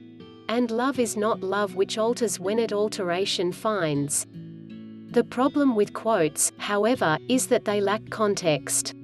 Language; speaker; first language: English; native; English